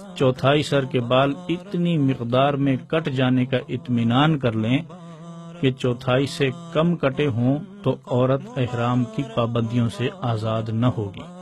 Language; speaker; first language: Urdu; native; Urdu